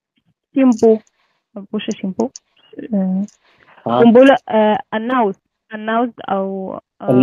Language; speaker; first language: Chinese; non-native, learner; Arabic